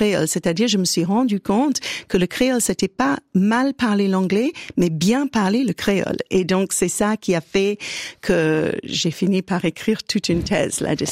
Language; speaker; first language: French; native; French